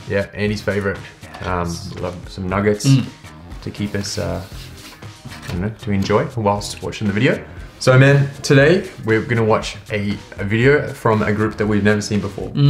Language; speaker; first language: English; native; English